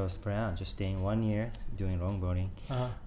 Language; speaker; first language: English; non-native, learner; Japanese